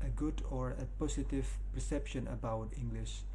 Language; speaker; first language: English; non-native, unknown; Indonesian